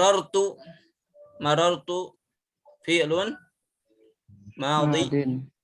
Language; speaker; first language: Arabic; non-native, fluent; Indonesian